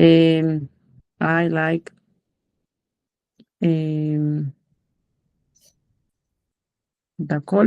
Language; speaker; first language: English; non-native, learner; Spanish